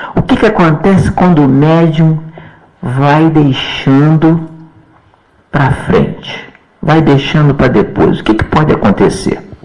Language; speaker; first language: Portuguese; native; Portuguese